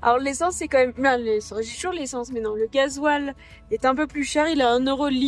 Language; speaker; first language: French; native; French